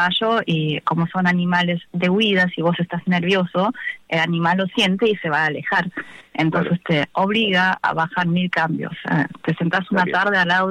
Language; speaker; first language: Spanish; non-native, fluent; German